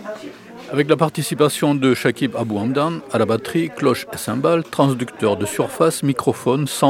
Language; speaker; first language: French; native; French